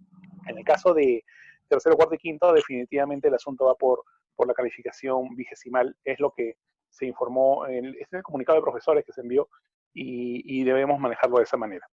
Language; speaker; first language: Spanish; native; Spanish